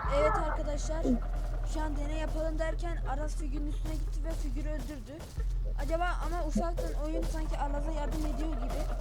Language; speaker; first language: Turkish; native; Turkish